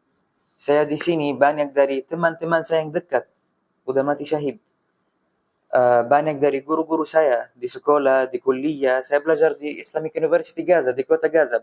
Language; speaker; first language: Indonesian; non-native, fluent; Arabic